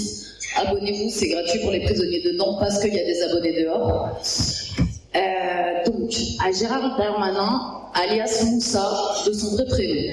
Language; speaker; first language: French; native; French